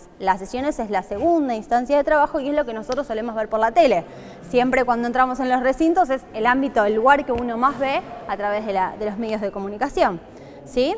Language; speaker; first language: Spanish; native; Spanish